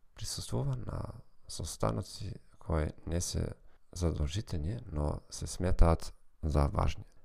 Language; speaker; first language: Macedonian; non-native, fluent; German